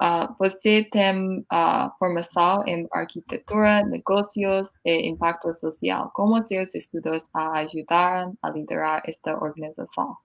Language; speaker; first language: Portuguese; non-native, learner; English